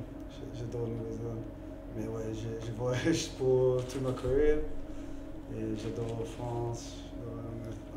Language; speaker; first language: French; non-native, learner; English